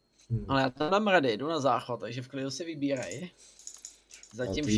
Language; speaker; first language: Czech; native; Czech